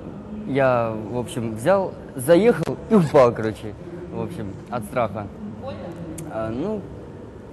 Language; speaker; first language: Russian; native; Russian